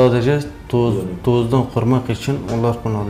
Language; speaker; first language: Turkish; non-native, learner; Kurdish